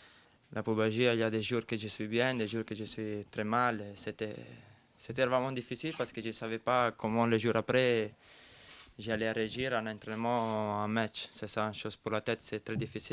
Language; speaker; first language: French; non-native, fluent; Italian